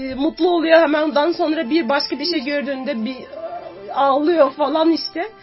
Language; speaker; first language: Turkish; native; Turkish